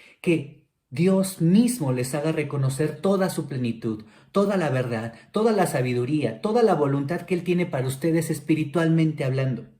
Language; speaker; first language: Spanish; native; Spanish